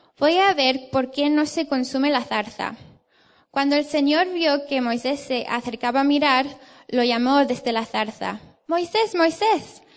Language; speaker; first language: Spanish; non-native, fluent; English